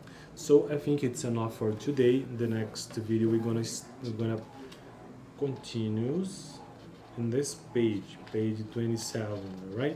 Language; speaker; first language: English; non-native, learner; Portuguese